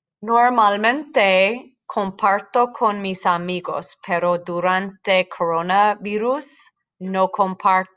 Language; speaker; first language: Spanish; non-native, fluent; English